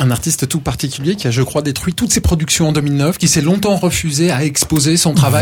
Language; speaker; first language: French; native; French